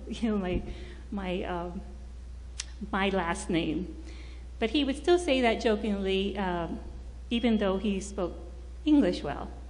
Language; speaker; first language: English; early bilingual, other home language; Spanish